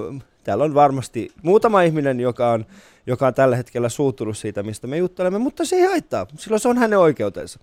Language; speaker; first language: Finnish; early bilingual, other home language; Persian